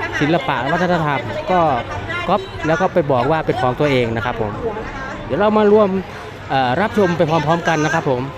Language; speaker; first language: Thai; native; Thai